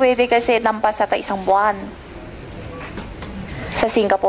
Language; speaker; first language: Filipino; non-native, learner; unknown